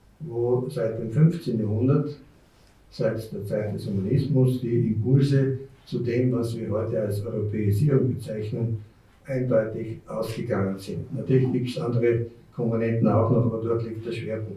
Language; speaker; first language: German; native; German